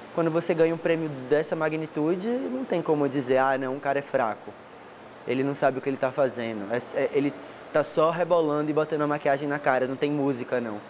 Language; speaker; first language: Portuguese; native; Portuguese